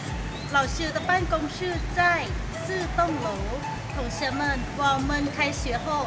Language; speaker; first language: Chinese; non-native, fluent; Thai